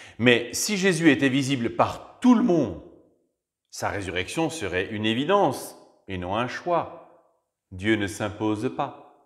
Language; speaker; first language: French; native; French